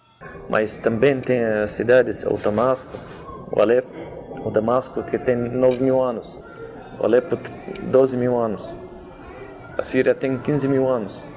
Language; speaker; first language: Portuguese; non-native, fluent; Arabic